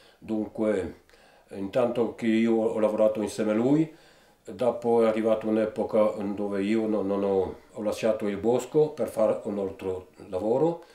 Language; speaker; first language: Italian; early bilingual, heritage; Italian